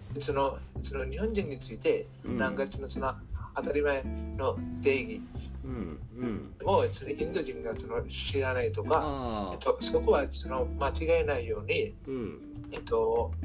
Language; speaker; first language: Japanese; non-native, learner; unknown